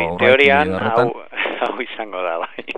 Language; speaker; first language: Basque; non-native, learner; Spanish